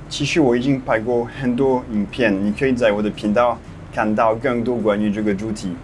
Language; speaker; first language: Chinese; non-native, fluent; French